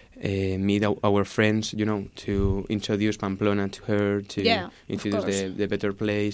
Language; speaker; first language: English; non-native, learner; Spanish